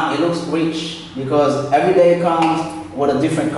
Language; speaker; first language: English; non-native, learner; Haitian Creole